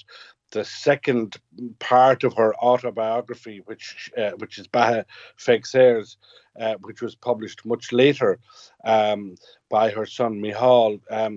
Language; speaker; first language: English; native; English